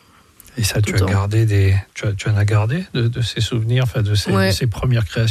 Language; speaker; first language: French; native; French